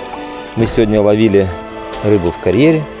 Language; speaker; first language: Russian; native; Russian